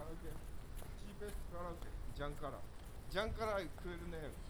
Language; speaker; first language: English; non-native, learner; Japanese